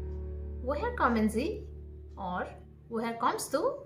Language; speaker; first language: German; non-native, fluent; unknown